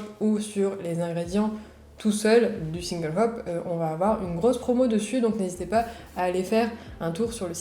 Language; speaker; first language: French; native; French